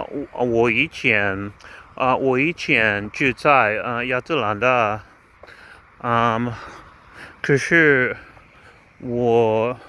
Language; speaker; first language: Chinese; non-native, learner; English